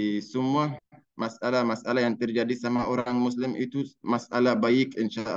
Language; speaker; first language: Indonesian; non-native, learner; Arabic